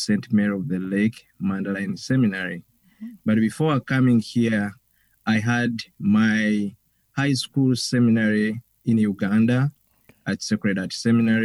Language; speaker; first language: English; non-native, local second language; Ganda